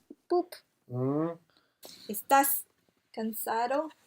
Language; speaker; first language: Spanish; non-native, learner; English